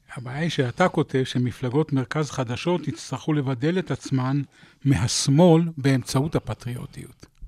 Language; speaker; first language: Hebrew; native; Hebrew